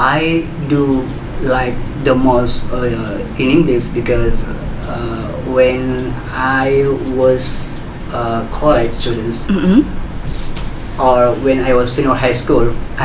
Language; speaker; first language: English; non-native, learner; Indonesian